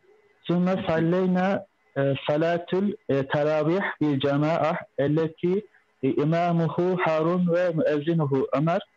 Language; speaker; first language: Arabic; non-native, learner; Turkish